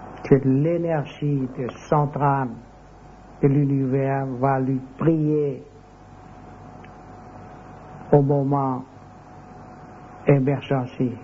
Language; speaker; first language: French; non-native, learner; Vietnamese